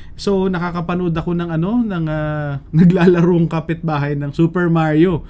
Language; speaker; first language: Filipino; native; Filipino